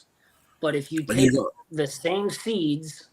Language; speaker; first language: English; native; English